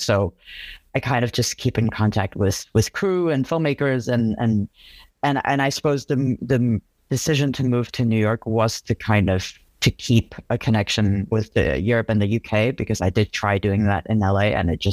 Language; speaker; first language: English; non-native, local second language; Cantonese